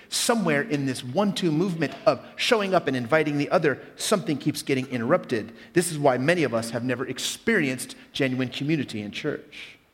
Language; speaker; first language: English; native; English